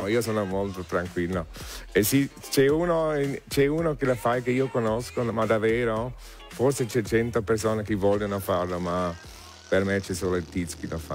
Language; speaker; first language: Italian; non-native, learner; German